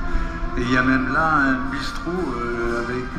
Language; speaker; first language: French; native; French